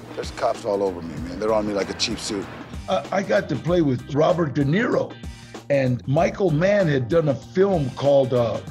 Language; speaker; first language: English; native; English